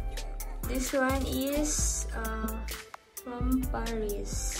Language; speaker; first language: English; non-native, local second language; Filipino